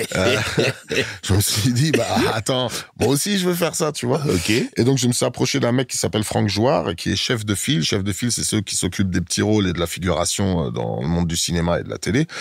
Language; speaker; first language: French; early bilingual, heritage; French